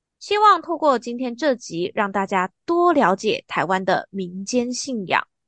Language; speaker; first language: Chinese; native; Chinese